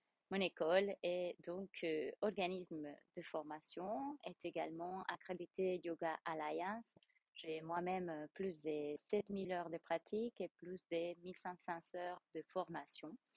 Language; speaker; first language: French; non-native, fluent; Spanish